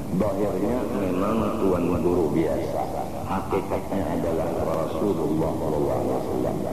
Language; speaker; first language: Malay; non-native, local second language; Banjar